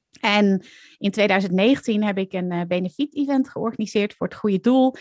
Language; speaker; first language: Dutch; native; Dutch